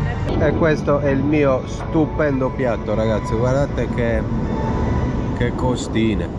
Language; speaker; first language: Italian; native; Italian